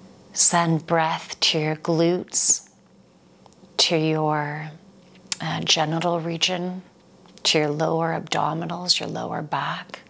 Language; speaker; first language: English; native; English